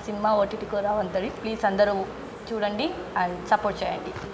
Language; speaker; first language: Telugu; non-native, learner; Kannada